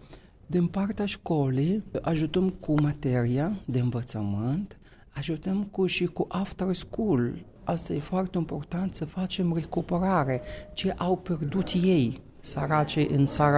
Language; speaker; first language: Romanian; non-native, fluent; Arabic